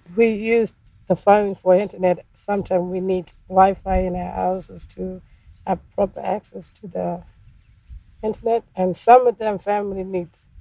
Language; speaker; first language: English; native; English